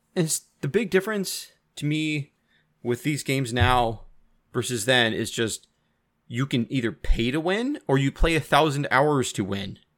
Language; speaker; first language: English; native; English